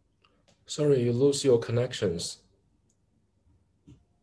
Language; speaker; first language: English; non-native, learner; Chinese